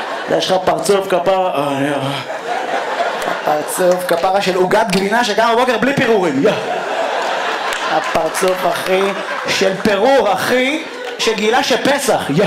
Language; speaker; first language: Hebrew; native; Hebrew